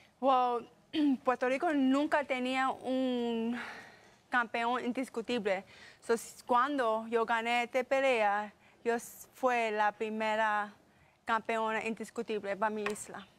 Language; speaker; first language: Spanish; early bilingual, heritage; English